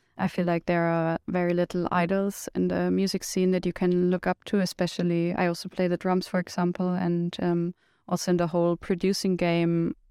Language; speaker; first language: English; non-native, fluent; German